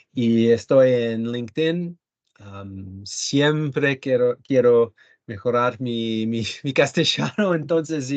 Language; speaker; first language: Spanish; early bilingual, heritage; Spanish